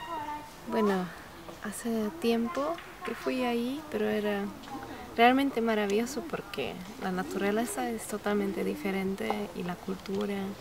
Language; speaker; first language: Spanish; non-native, fluent; Czech